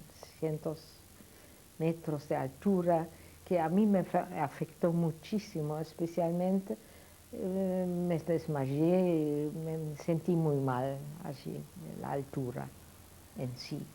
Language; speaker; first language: Spanish; non-native, fluent; Yiddish